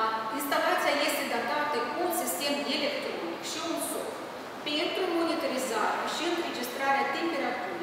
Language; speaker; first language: Romanian; native; Romanian